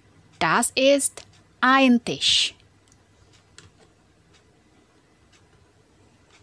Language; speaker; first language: German; non-native, fluent; Indonesian